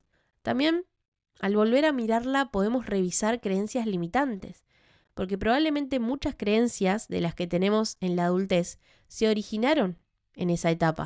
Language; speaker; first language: Spanish; native; Spanish